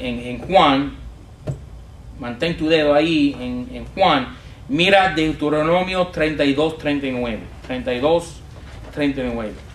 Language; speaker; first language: Spanish; non-native, fluent; English